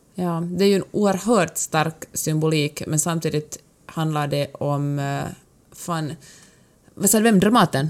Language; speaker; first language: Swedish; native; Swedish